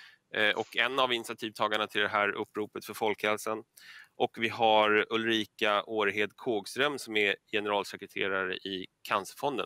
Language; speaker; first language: Swedish; native; Swedish